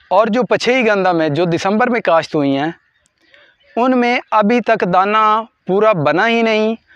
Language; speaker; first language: Urdu; non-native, local second language; Punjabi